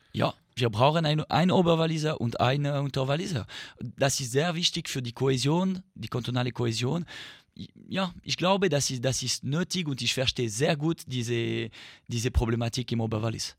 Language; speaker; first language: German; non-native, fluent; French